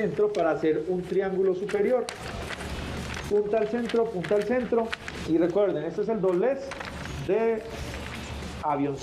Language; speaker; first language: Spanish; native; Spanish